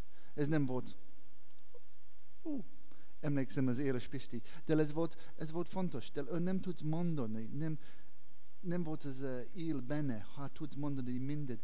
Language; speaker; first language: Hungarian; non-native, learner; English